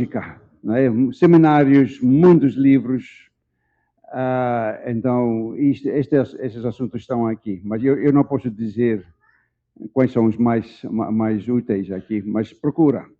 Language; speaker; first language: Portuguese; non-native, fluent; Dutch